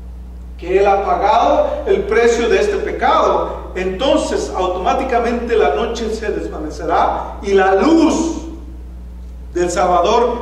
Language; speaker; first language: Spanish; native; Spanish